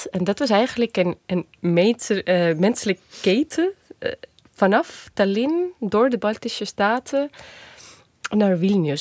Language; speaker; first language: Dutch; non-native, fluent; Estonian